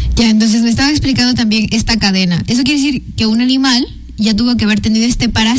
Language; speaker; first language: Spanish; native; Spanish